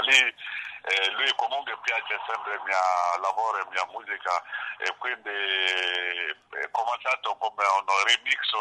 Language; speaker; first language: Italian; non-native, learner; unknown